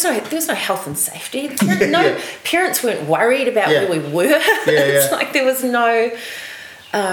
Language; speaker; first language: English; native; English